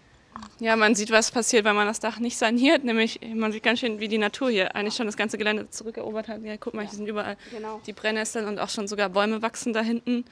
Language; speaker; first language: German; native; German